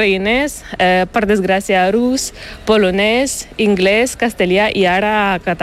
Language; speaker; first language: Catalan; non-native, learner; Ukrainian